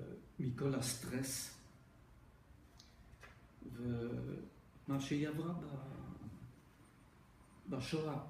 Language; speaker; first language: Hebrew; non-native, fluent; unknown